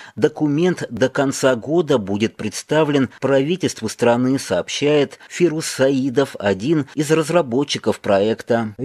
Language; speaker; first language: Russian; non-native, local second language; Tajik